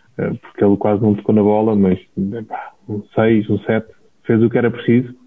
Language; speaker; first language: Portuguese; native; Portuguese